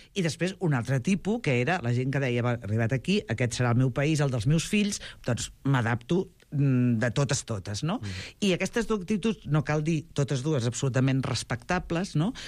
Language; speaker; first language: Catalan; native; Catalan